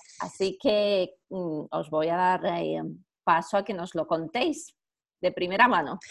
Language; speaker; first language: Spanish; native; Spanish